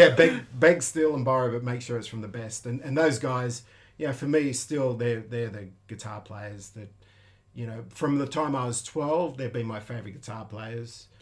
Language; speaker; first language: English; native; English